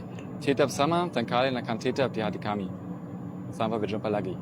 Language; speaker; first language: Indonesian; non-native, learner; German